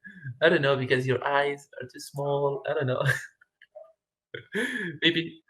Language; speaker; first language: English; non-native, fluent; Arabic